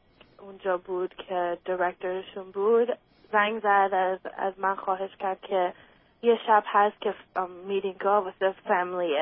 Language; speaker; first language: Persian; early bilingual, other home language; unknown